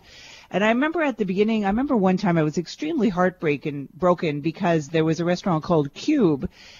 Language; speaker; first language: English; native; English